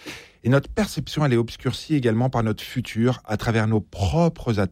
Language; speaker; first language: French; native; French